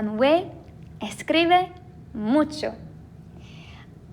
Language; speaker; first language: Spanish; non-native, fluent; English